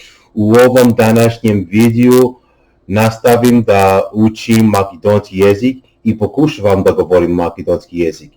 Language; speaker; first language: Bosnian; non-native, learner; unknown